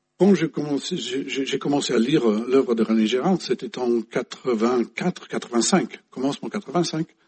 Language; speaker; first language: French; non-native, fluent; English